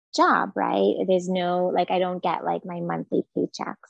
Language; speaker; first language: English; non-native, fluent; Hebrew